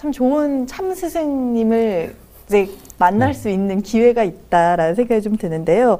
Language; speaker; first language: Korean; native; Korean